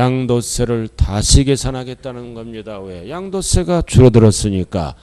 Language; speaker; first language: Korean; native; Korean